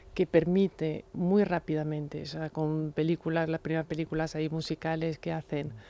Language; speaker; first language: Spanish; non-native, fluent; French